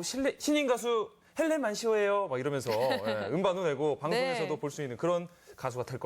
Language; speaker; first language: Korean; native; Korean